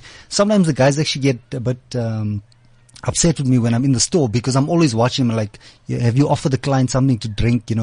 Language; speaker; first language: English; native; English